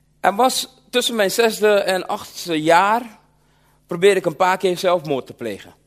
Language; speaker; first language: Dutch; early bilingual, other home language; Sranan Tongo